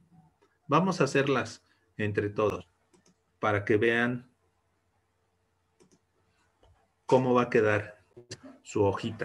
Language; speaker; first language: Spanish; native; Spanish